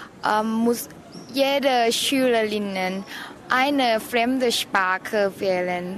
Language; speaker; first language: German; non-native, learner; Thai